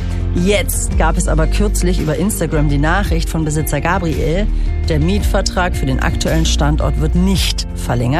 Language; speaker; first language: German; native; German